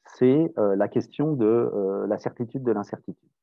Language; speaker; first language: French; native; French